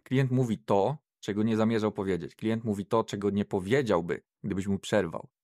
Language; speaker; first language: Polish; native; Polish